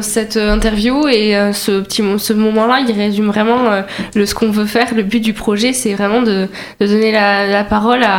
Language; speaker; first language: French; native; French